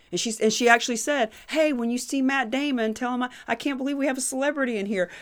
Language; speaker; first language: English; native; English